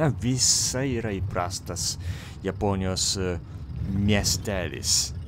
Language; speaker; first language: Lithuanian; non-native, fluent; Japanese